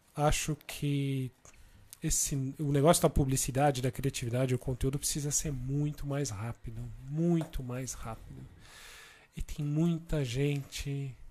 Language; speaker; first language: Portuguese; native; Portuguese